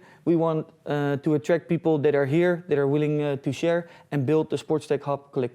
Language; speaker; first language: English; non-native, fluent; Dutch